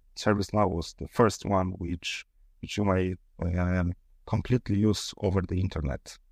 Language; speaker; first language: English; non-native, fluent; Polish